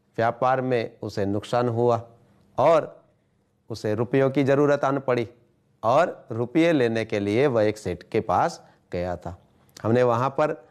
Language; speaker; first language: Hindi; non-native, local second language; Gujarati